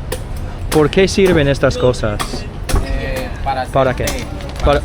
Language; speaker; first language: Spanish; non-native, learner; English